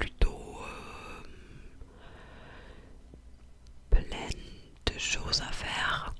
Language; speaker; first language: French; non-native, fluent; German